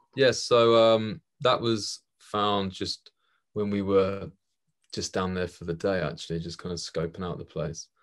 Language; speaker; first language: English; native; English